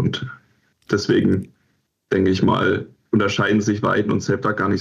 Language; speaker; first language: German; native; German